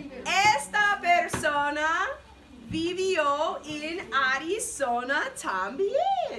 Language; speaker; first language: Spanish; non-native, fluent; English